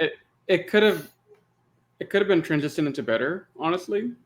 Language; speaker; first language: English; native; English